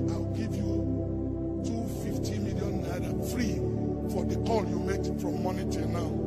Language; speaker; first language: English; non-native, local second language; Igbo